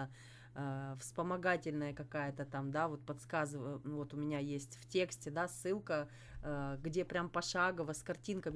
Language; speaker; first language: Russian; native; Russian